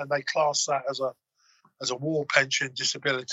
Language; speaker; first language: English; native; English